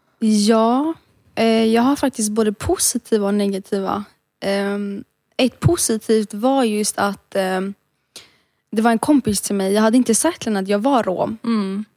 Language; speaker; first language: Swedish; early bilingual, other home language; Romany